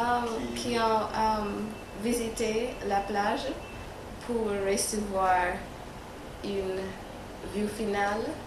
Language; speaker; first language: French; non-native, learner; English